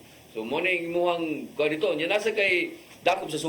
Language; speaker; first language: Cebuano; native; Cebuano